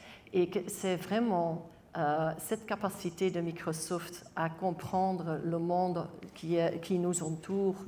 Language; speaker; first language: French; non-native, local second language; Dutch